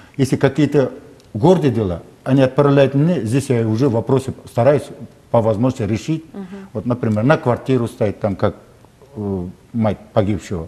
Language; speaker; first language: Russian; non-native, local second language; Kazakh